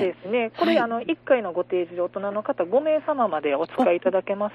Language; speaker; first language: Japanese; native; Japanese